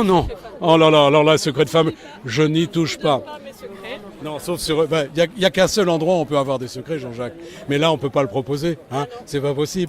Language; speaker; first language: French; native; French